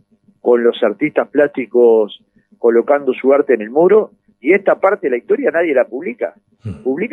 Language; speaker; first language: Spanish; native; Spanish